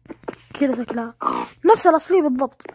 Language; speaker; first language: Arabic; native; Arabic